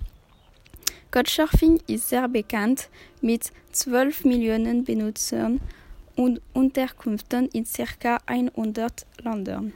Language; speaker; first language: German; non-native, learner; French